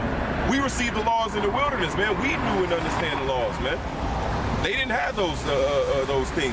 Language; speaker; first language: English; native; English